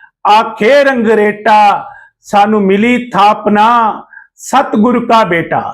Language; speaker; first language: Hindi; non-native, local second language; Punjabi